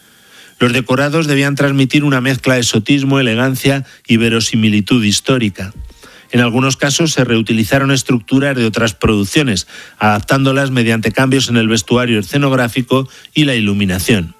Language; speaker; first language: Spanish; native; Spanish